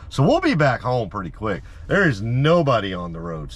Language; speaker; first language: English; native; English